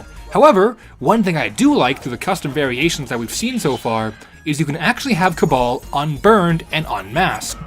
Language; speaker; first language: English; native; English